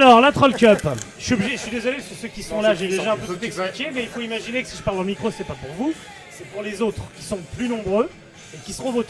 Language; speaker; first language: French; native; French